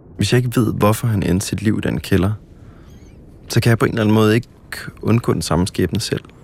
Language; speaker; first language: Danish; native; Danish